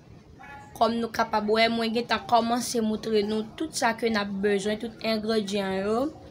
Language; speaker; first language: French; non-native, learner; Haitian Creole